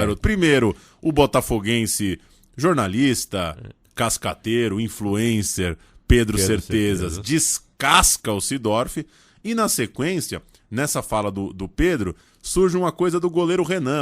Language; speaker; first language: Portuguese; native; Portuguese